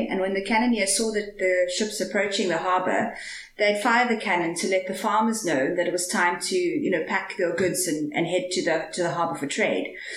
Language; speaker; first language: English; native; English